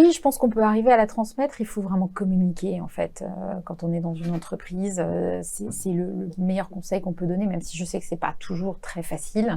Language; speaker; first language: French; native; French